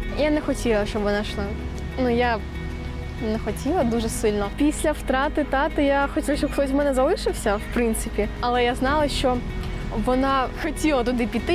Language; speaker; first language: Ukrainian; native; Ukrainian